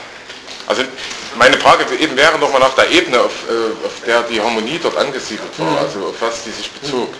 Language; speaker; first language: German; native; German